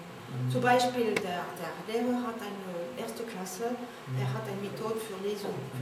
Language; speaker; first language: German; non-native, learner; French